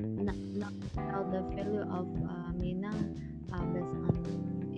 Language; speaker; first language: English; non-native, learner; Indonesian